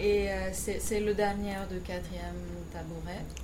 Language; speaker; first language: French; non-native, fluent; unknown